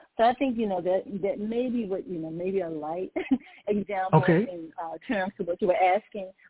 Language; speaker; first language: English; native; English